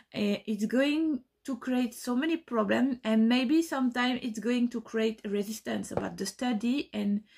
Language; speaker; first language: English; non-native, learner; French